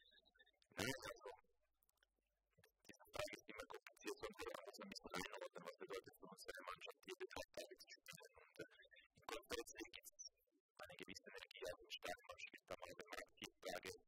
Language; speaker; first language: German; non-native, local second language; Italian